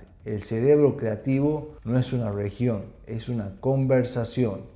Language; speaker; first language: Spanish; native; Spanish